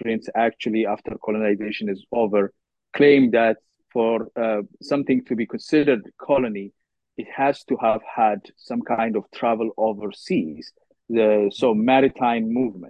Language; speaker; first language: English; non-native, fluent; Oromo